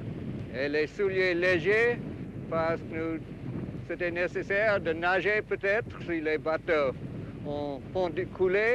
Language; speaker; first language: French; non-native, fluent; English